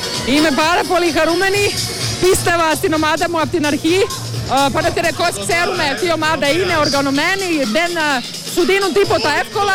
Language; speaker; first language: Greek; non-native, fluent; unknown